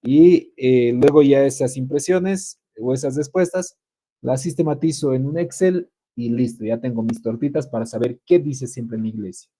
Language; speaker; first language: Spanish; native; Spanish